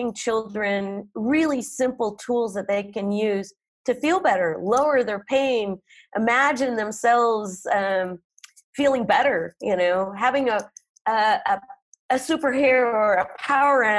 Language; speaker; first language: English; native; English